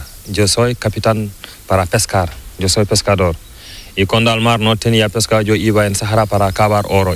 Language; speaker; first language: Spanish; non-native, learner; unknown